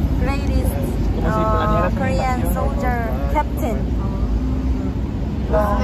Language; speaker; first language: English; non-native, learner; Korean